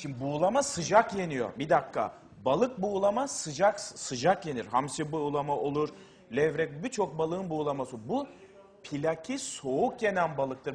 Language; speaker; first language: Turkish; native; Turkish